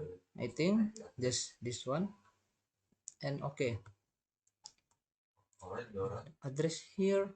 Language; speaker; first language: English; non-native, learner; Indonesian